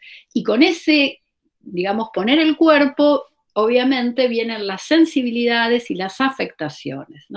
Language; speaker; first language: Spanish; native; Spanish